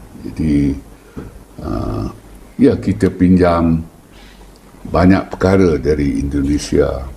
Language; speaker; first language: Malay; native; Malay